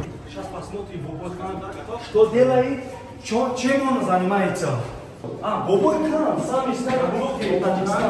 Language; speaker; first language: Russian; non-native, local second language; Tajik